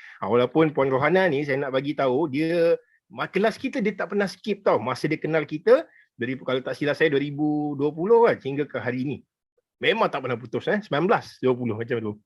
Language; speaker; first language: Malay; native; Malay